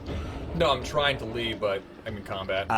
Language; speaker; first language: English; native; English